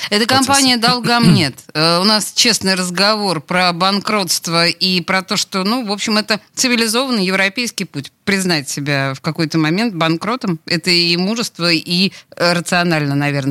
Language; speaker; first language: Russian; native; Russian